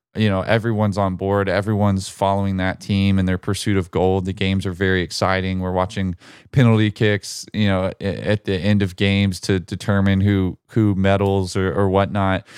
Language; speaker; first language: English; native; English